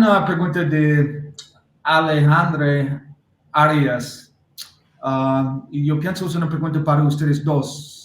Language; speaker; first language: Spanish; non-native, learner; English